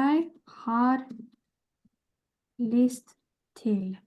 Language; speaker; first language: Norwegian; non-native, fluent; Lithuanian